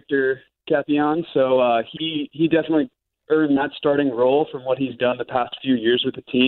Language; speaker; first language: English; native; English